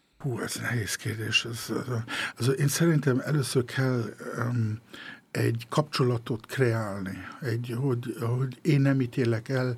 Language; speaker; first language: Hungarian; early bilingual, heritage; Hungarian